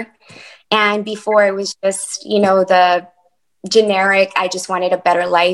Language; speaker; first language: English; early bilingual, other home language; Spanish